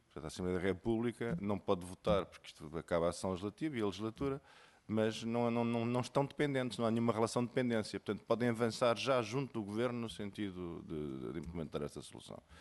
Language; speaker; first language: Portuguese; native; Portuguese